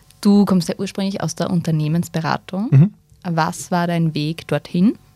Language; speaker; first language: German; native; German